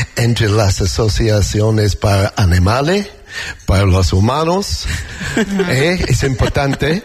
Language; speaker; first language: Spanish; non-native, learner; English